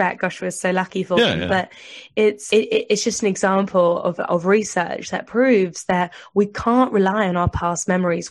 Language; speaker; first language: English; native; English